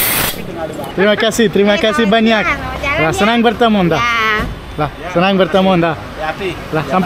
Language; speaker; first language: Indonesian; non-native, learner; English